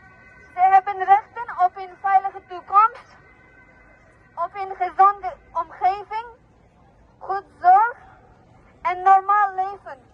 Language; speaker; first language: Dutch; non-native, fluent; Baluchi